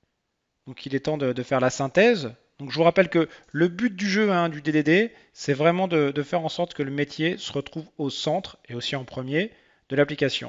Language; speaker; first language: French; native; French